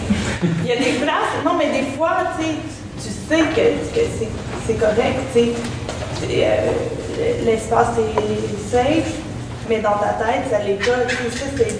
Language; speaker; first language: French; native; French